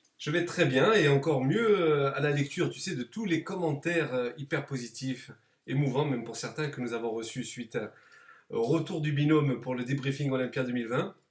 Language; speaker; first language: French; native; French